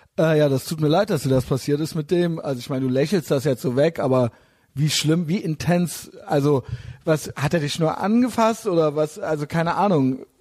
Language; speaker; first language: German; native; German